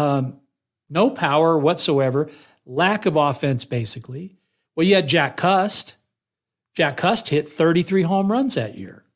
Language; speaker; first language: English; native; English